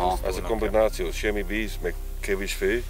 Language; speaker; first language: Hungarian; non-native, learner; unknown